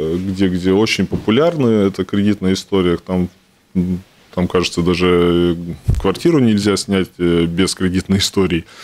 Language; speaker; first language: Russian; non-native, local second language; Latvian